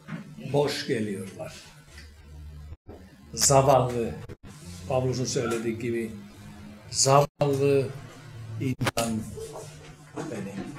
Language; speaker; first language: Turkish; non-native, fluent; Finnish